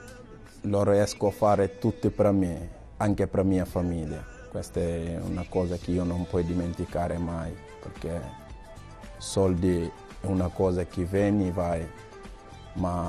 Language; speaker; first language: Italian; non-native, learner; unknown